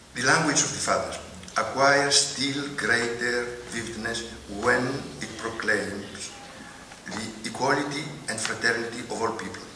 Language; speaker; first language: English; non-native, fluent; Greek